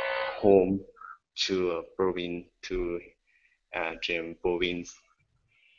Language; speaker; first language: English; non-native, learner; Thai